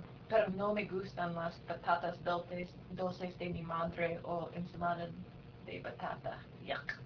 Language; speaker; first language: Spanish; non-native, learner; English